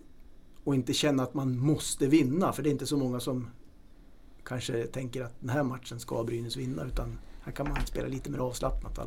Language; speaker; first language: Swedish; native; Swedish